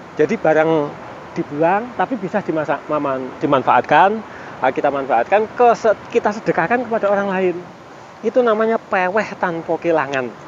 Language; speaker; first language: Indonesian; non-native, local second language; Javanese